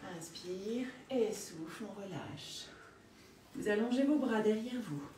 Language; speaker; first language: French; native; French